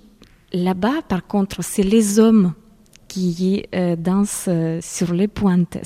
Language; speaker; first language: French; non-native, fluent; Ukrainian